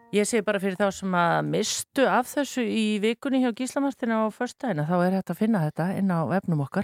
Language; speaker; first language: Icelandic; native; Icelandic